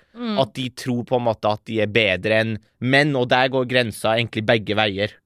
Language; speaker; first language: Norwegian; early bilingual, other home language; Persian